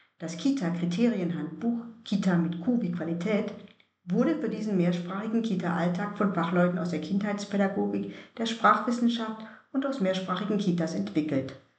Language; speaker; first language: German; native; German